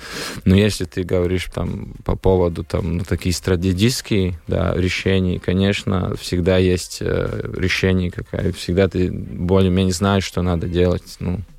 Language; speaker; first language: Russian; non-native, local second language; Latvian